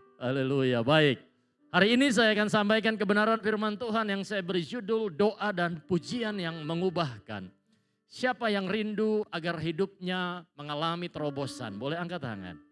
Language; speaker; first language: Indonesian; native; Indonesian